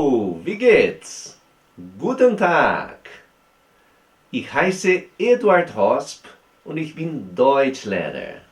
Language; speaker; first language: German; non-native, fluent; Portuguese